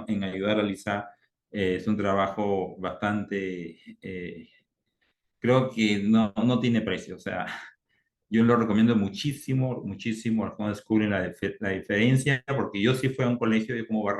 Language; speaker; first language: Spanish; native; Spanish